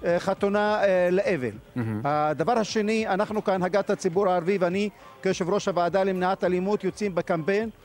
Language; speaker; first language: Hebrew; non-native, local second language; Arabic